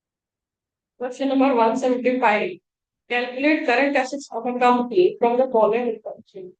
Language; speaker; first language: English; non-native, local second language; Hindi